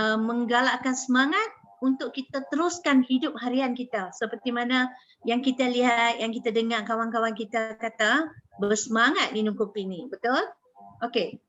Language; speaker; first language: Malay; native; Malay